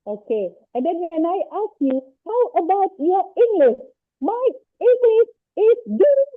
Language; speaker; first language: English; non-native, learner; Indonesian